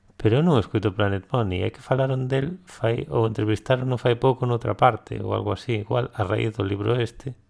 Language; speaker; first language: Galician; non-native, local second language; Spanish